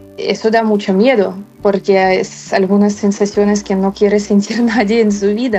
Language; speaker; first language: Spanish; non-native, fluent; Ukrainian